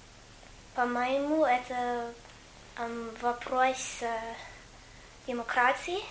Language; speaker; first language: Russian; non-native, learner; English